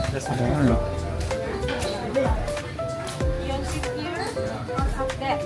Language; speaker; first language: English; non-native, learner; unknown